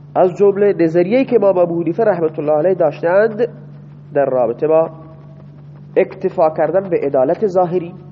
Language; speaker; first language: Persian; non-native, local second language; Baluchi